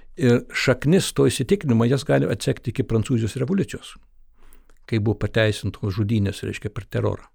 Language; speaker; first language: Lithuanian; early bilingual, heritage; Lithuanian